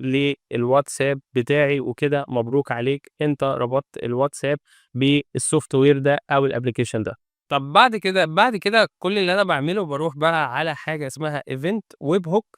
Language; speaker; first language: Arabic; native; Arabic